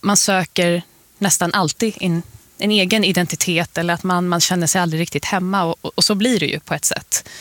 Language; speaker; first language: Swedish; early bilingual, other home language; Persian